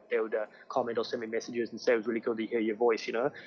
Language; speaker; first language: English; native; English